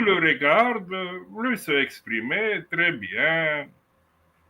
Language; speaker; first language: French; non-native, fluent; Romanian